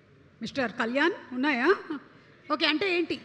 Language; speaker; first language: Telugu; native; Telugu